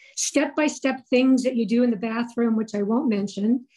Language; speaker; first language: English; native; English